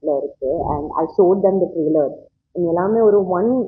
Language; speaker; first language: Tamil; non-native, learner; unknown